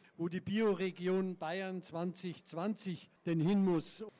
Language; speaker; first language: German; native; German